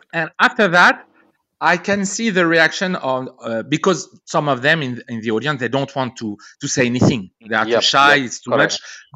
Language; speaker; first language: English; non-native, fluent; French